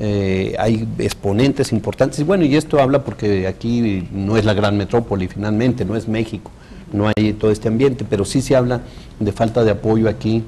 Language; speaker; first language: Spanish; native; Spanish